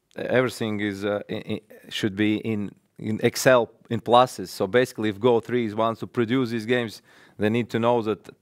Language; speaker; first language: English; non-native, fluent; Latvian